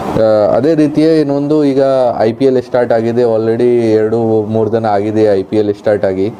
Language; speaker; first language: Kannada; non-native, local second language; Hindi